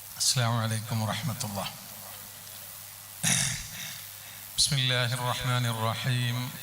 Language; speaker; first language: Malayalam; native; Malayalam